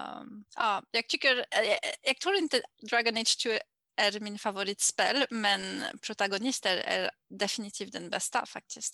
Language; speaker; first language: Swedish; non-native, learner; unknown